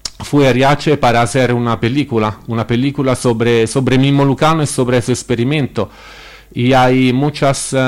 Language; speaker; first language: Spanish; non-native, learner; Italian